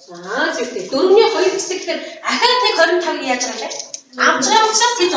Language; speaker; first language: Mongolian; native; Mongolian